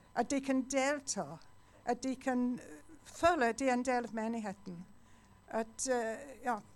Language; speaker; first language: Norwegian; non-native, fluent; English